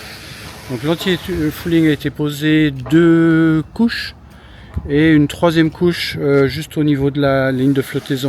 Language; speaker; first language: French; native; French